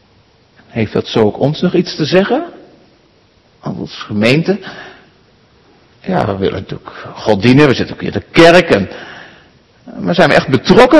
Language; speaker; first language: Dutch; native; Dutch